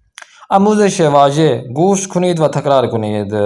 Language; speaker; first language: Persian; non-native, fluent; Urdu